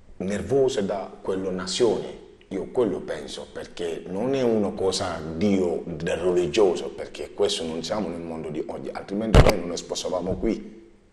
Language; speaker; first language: Italian; non-native, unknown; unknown